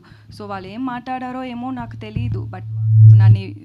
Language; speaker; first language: Telugu; non-native, learner; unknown